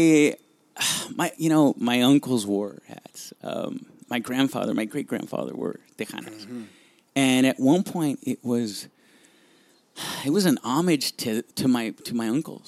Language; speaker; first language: English; early bilingual, other home language; Spanish